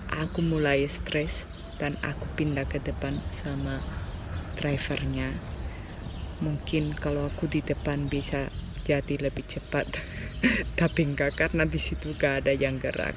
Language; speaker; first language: Indonesian; non-native, fluent; Spanish